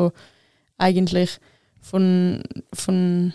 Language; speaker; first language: German; non-native, local second language; French